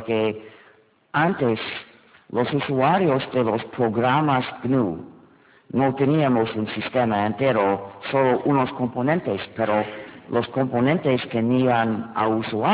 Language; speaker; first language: Spanish; non-native, fluent; English